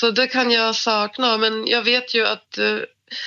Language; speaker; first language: Swedish; non-native, fluent; German